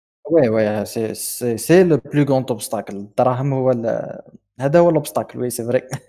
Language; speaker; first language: French; non-native, local second language; Arabic